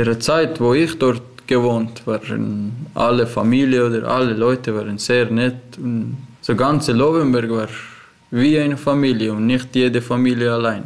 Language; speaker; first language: German; non-native, learner; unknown